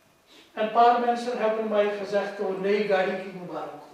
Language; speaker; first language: Dutch; non-native, fluent; Urdu